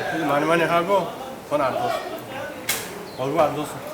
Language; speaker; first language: Korean; non-native, learner; Nepali